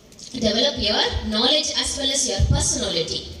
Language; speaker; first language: English; non-native, local second language; Tamil